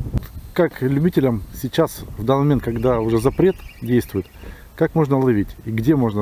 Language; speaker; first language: Russian; native; Russian